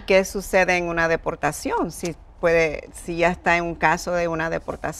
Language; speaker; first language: Spanish; native; Spanish